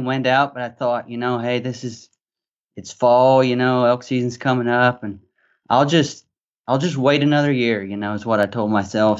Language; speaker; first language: English; native; English